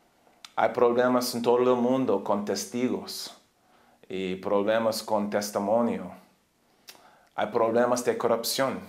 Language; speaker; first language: Spanish; non-native, learner; English